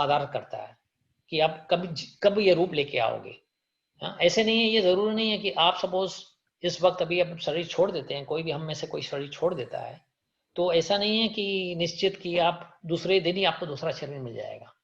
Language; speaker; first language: Hindi; native; Hindi